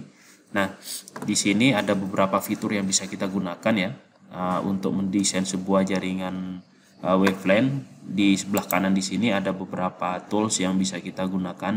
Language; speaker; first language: Indonesian; native; Indonesian